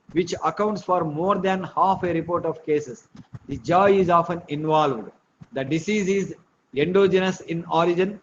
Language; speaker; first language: English; non-native, local second language; Telugu